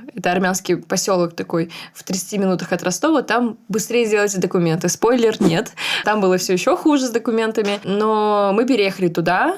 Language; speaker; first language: Russian; native; Russian